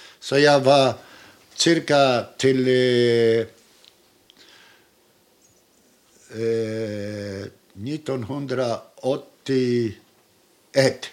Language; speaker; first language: Swedish; non-native, learner; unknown